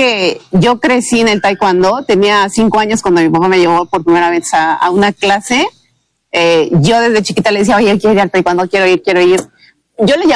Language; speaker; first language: Spanish; native; Spanish